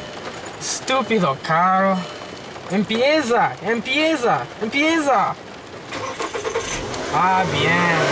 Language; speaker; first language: Spanish; non-native, learner; English